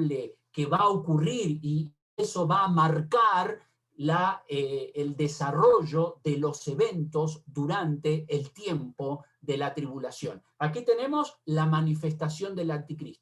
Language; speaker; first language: Spanish; native; Spanish